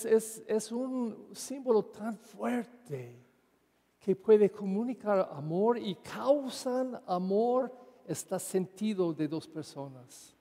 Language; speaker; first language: Spanish; non-native, fluent; English